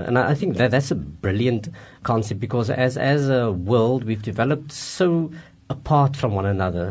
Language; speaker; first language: English; non-native, local second language; Afrikaans